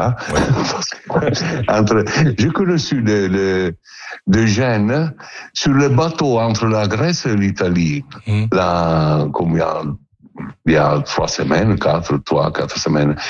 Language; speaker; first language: French; non-native, learner; Italian